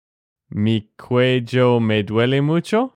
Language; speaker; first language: Spanish; non-native, fluent; English